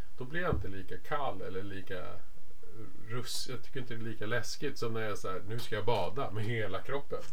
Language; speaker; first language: Swedish; native; Swedish